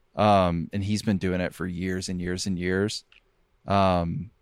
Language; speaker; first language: English; native; English